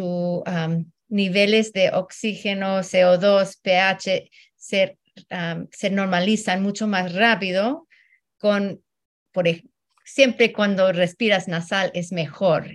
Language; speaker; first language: Spanish; early bilingual, heritage; Spanish